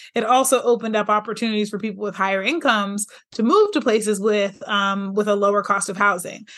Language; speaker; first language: English; native; English